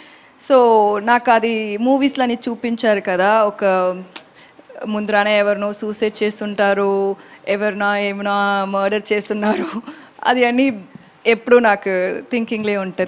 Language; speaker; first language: Telugu; non-native, local second language; Tamil